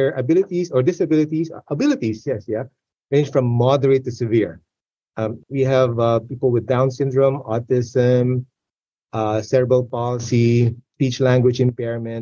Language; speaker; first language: English; non-native, local second language; Filipino